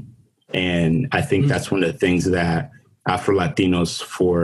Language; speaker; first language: English; non-native, fluent; Spanish